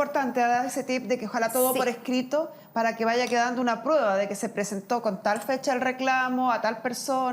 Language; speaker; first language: Spanish; native; Spanish